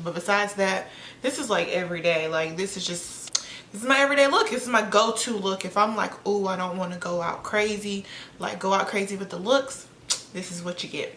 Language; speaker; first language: English; native; English